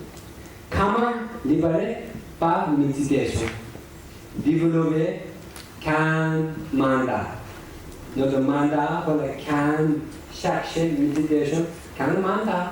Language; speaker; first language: French; non-native, learner; Tibetan